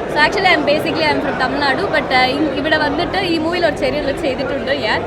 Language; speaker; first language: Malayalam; non-native, learner; Tamil